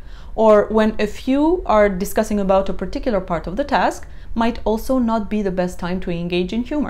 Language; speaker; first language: English; non-native, fluent; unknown